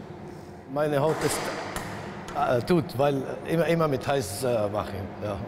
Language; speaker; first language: German; non-native, learner; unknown